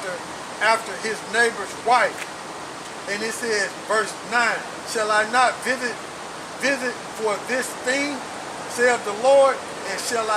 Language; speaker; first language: English; native; English